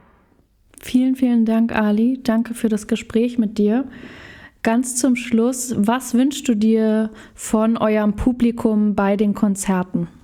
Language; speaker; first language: German; native; German